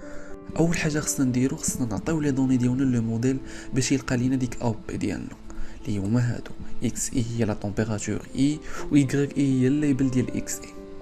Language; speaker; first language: Arabic; native; Arabic